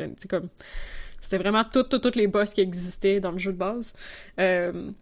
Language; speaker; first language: French; native; French